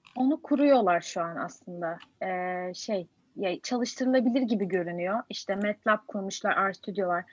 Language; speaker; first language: Turkish; native; Turkish